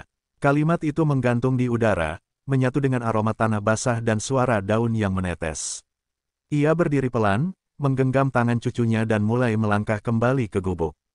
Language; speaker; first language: Indonesian; native; Indonesian